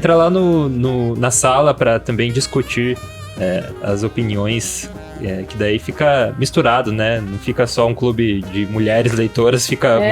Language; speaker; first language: Portuguese; native; Portuguese